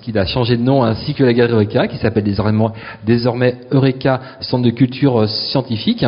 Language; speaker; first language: French; native; French